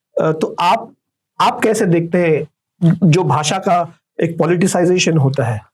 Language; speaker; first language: Hindi; native; Hindi